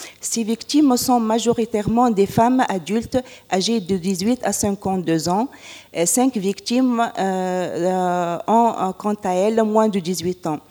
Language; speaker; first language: French; non-native, local second language; Arabic